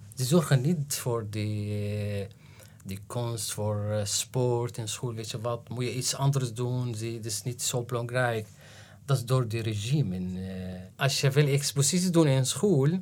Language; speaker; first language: Dutch; non-native, fluent; Arabic